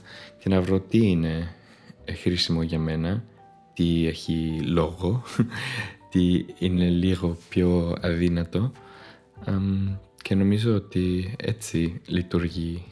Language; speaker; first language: Greek; non-native, fluent; Spanish